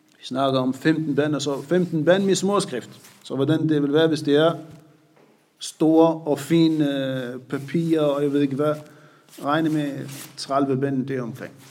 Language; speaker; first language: Danish; non-native, fluent; Arabic